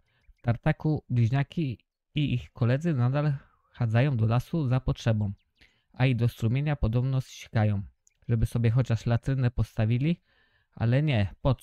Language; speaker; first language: Polish; native; Polish